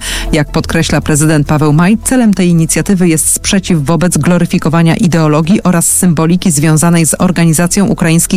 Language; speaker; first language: Polish; native; Polish